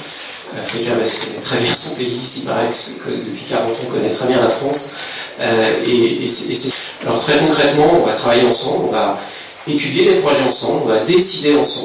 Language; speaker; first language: French; native; French